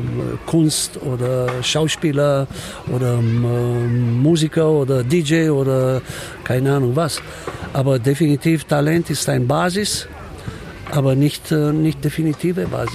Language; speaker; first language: German; non-native, fluent; Romanian